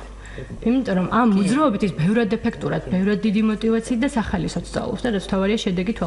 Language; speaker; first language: Georgian; native; Georgian